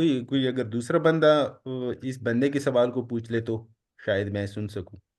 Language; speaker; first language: Hindi; non-native, local second language; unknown